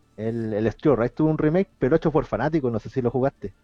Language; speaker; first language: Spanish; native; Spanish